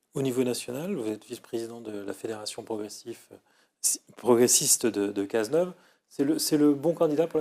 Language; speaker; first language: French; native; French